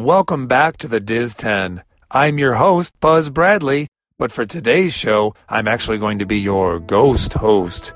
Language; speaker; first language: English; native; English